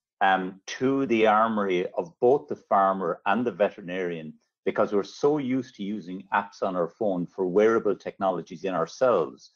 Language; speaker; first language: English; native; English